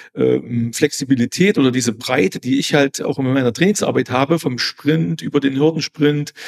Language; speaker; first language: German; native; German